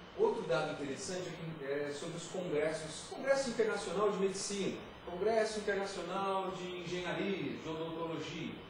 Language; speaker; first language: Portuguese; native; Portuguese